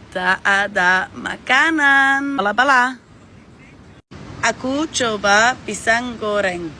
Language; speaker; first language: Indonesian; non-native, learner; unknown